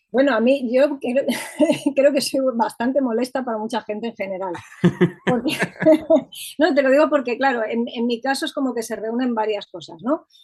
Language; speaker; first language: Spanish; native; Spanish